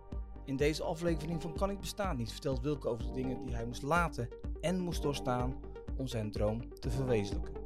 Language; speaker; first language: Dutch; native; Dutch